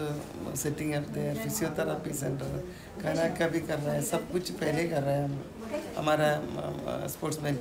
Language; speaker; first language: Hindi; non-native, local second language; Malayalam